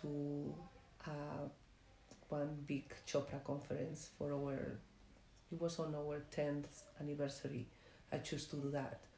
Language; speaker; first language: English; non-native, fluent; Spanish